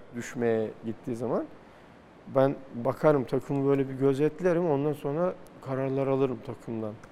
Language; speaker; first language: Turkish; native; Turkish